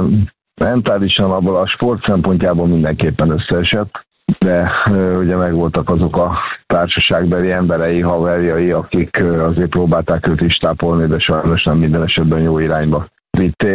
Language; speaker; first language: Hungarian; native; Hungarian